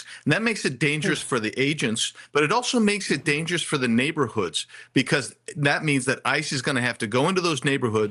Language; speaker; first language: English; native; English